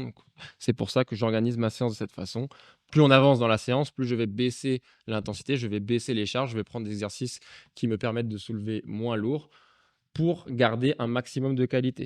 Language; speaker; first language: French; native; French